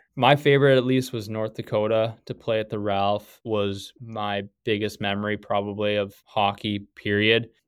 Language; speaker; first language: English; native; English